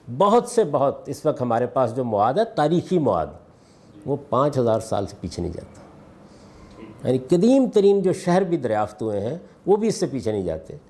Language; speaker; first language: Urdu; non-native, local second language; Punjabi